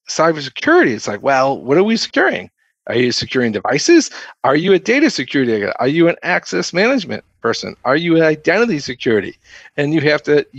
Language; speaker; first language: English; native; English